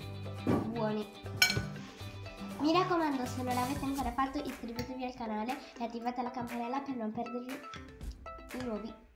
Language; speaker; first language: Italian; native; Italian